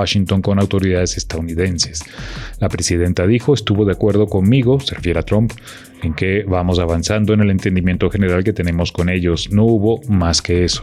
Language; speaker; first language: Spanish; native; Spanish